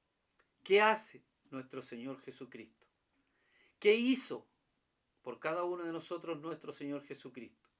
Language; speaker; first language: Spanish; native; Spanish